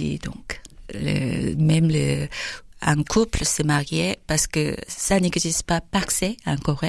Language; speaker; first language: French; non-native, fluent; Korean